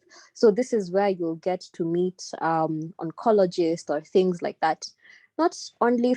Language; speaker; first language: English; non-native, local second language; Swahili